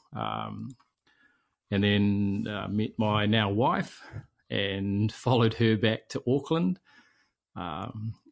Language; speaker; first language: English; native; English